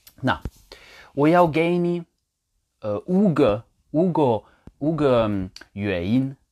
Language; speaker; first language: Chinese; non-native, learner; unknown